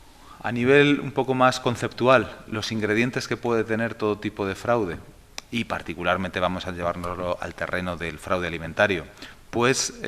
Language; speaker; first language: Spanish; native; Spanish